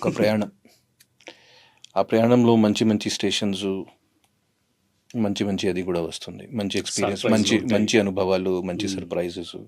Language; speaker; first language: Telugu; non-native, fluent; Hindi